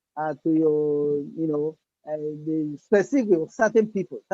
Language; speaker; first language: English; non-native, local second language; Yoruba